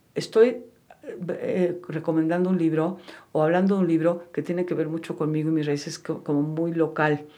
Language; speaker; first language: Spanish; native; Spanish